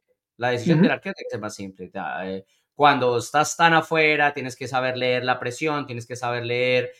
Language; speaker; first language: Spanish; native; Spanish